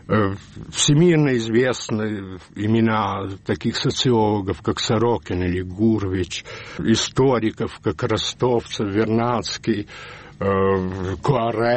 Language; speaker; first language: Russian; early bilingual, heritage; Russian